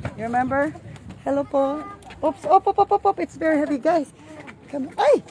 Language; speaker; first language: English; non-native, local second language; Filipino